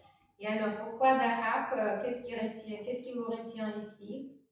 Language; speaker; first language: French; non-native, fluent; Russian